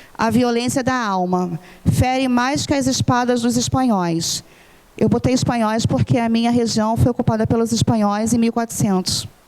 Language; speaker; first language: Portuguese; non-native, fluent; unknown